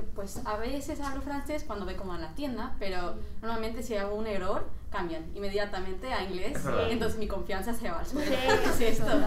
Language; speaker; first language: Spanish; non-native, fluent; English